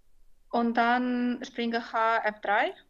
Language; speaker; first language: German; non-native, fluent; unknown